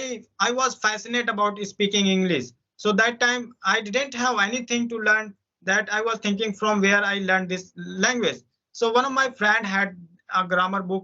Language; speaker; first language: English; non-native, local second language; Hindi